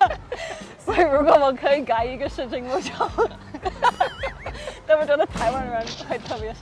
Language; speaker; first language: Chinese; non-native, fluent; English